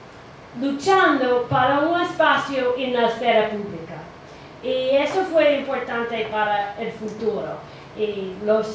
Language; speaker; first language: Spanish; non-native, fluent; English